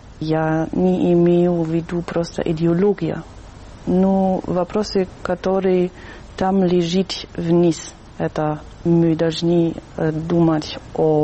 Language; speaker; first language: Russian; non-native, fluent; German